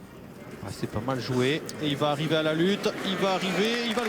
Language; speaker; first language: French; native; French